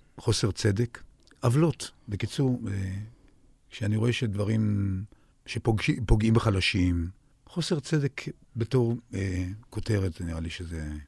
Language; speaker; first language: Hebrew; native; Hebrew